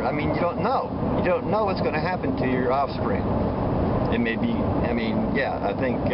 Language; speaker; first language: English; native; English